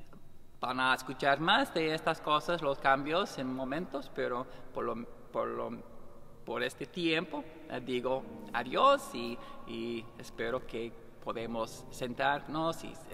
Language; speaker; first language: Spanish; non-native, learner; English